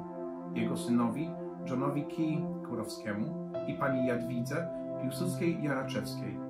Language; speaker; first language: Polish; native; Polish